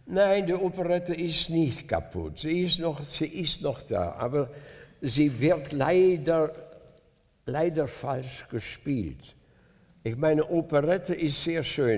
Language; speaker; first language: German; non-native, fluent; Dutch